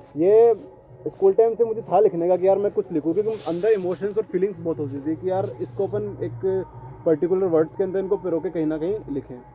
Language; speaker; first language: Hindi; native; Hindi